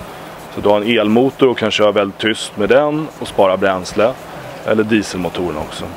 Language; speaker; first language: Swedish; native; Swedish